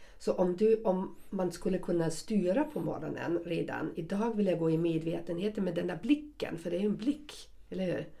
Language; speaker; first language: Swedish; non-native, fluent; German